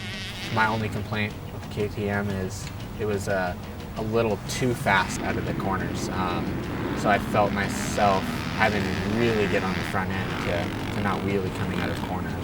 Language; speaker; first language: English; native; English